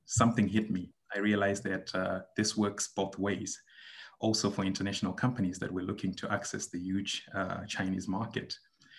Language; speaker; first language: English; non-native, local second language; Shona